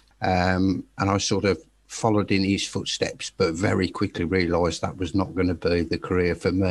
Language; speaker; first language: English; native; English